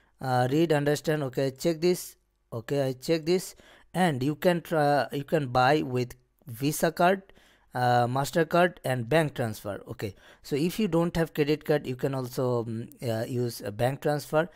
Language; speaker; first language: English; non-native, local second language; Bangla